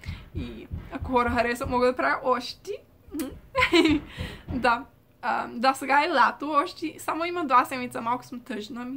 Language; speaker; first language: Bulgarian; early bilingual, heritage; Bulgarian